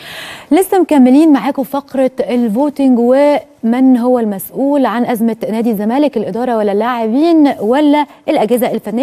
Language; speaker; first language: Arabic; native; Arabic